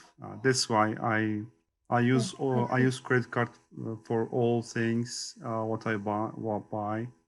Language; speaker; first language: English; non-native, learner; Turkish